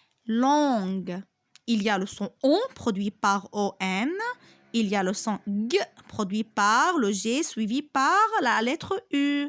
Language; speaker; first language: French; non-native, local second language; Arabic